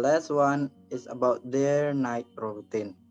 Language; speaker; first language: English; non-native, learner; Indonesian